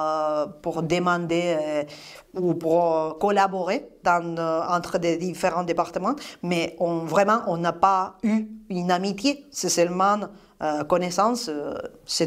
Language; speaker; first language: French; non-native, fluent; Spanish